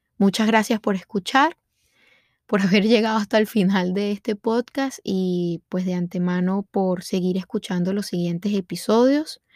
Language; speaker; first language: Spanish; native; Spanish